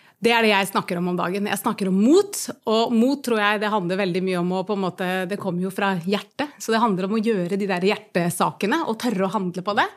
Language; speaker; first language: Norwegian; native; Norwegian